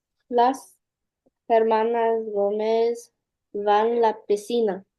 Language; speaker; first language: Spanish; non-native, learner; English